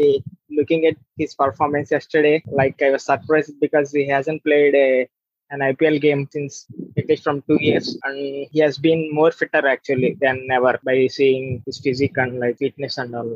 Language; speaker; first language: English; non-native, local second language; Telugu